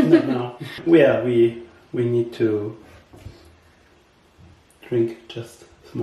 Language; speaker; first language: English; non-native, learner; German